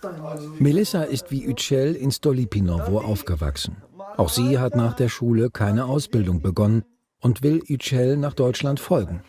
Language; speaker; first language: German; native; German